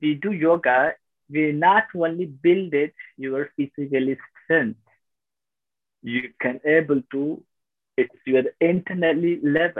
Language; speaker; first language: English; non-native, local second language; Tamil